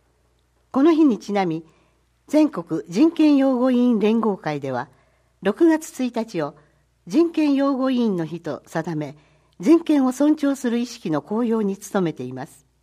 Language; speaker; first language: Japanese; native; Japanese